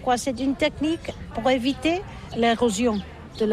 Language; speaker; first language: French; non-native, learner; Catalan